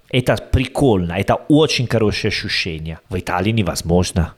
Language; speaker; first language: Russian; non-native, learner; Italian